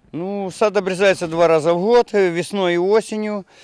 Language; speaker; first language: Russian; non-native, local second language; Ukrainian